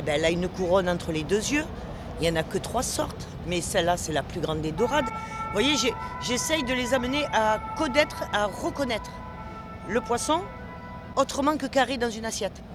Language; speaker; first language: French; native; French